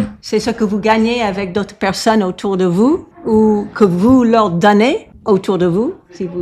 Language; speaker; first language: French; non-native, fluent; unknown